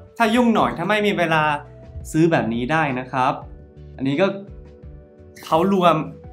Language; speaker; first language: Thai; non-native, fluent; English